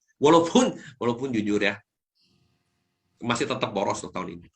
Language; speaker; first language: Indonesian; native; Indonesian